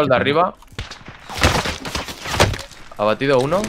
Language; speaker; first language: Spanish; native; Spanish